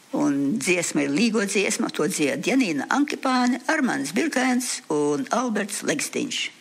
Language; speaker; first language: Latvian; early bilingual, heritage; Latvian